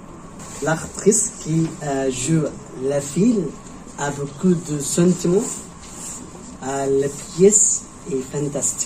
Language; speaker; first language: French; non-native, learner; Arabic